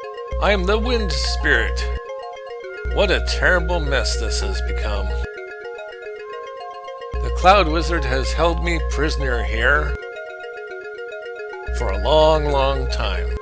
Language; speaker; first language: English; native; English